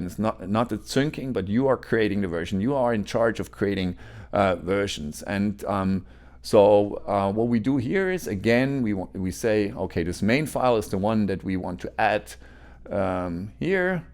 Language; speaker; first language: English; non-native, fluent; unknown